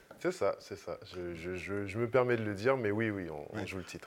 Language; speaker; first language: French; native; French